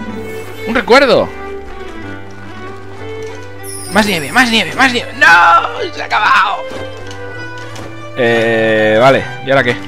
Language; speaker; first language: Spanish; native; Spanish